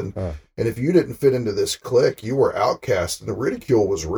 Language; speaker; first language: English; native; English